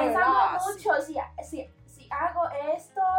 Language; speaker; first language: Spanish; non-native, learner; Chinese